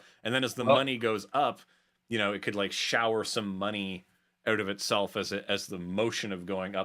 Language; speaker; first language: English; native; English